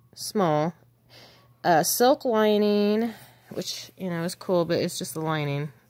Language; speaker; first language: English; native; English